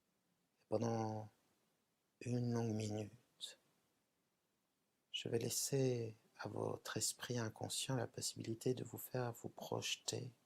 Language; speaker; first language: French; native; French